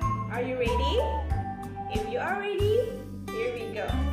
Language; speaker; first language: English; non-native, fluent; Indonesian